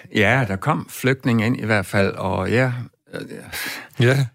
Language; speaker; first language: Danish; native; Danish